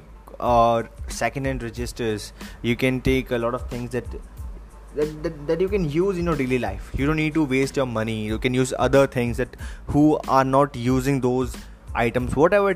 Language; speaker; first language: English; non-native, local second language; Hindi